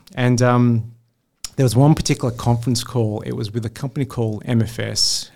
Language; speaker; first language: English; native; English